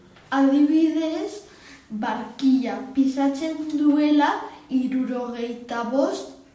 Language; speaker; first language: Basque; non-native, local second language; Spanish